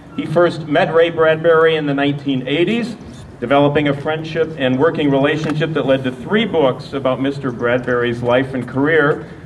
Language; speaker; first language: English; native; English